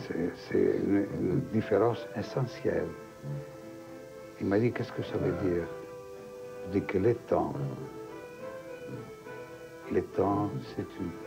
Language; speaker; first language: French; non-native, fluent; Greek